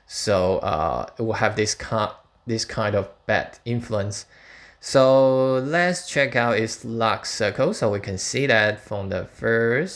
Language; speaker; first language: English; non-native, fluent; Chinese